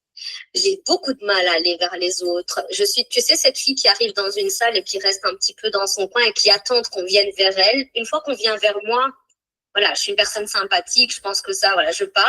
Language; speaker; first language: French; native; French